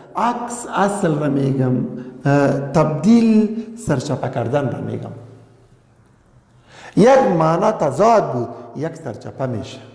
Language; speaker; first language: Persian; non-native, local second language; Pashto